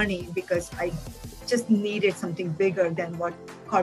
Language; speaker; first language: English; non-native, local second language; Hindi